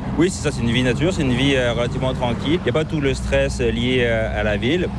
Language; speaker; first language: French; native; French